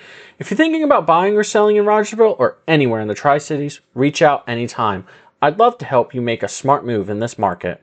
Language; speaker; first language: English; native; English